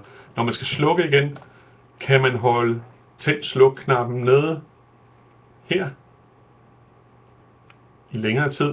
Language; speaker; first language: Danish; native; Danish